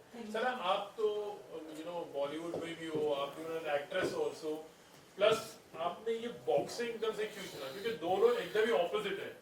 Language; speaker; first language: Hindi; native; Hindi